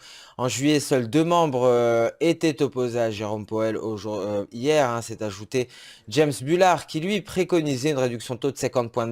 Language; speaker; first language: French; native; French